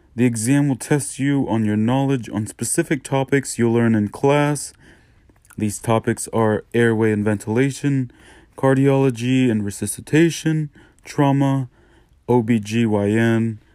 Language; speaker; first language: English; native; English